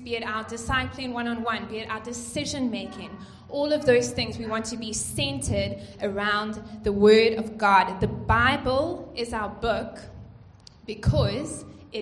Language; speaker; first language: English; native; English